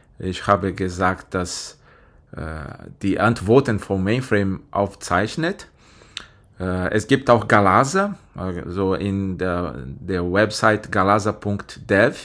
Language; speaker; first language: German; non-native, fluent; Portuguese